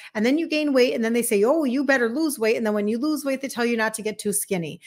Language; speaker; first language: English; native; English